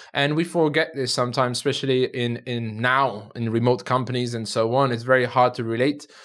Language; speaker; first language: English; non-native, fluent; Turkish